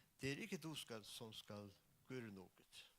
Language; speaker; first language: Danish; non-native, local second language; Faroese